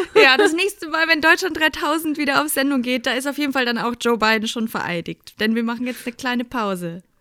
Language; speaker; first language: German; native; German